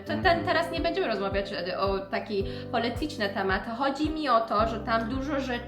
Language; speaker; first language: Polish; non-native, learner; Persian